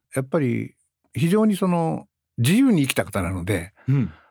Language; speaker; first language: Japanese; native; Japanese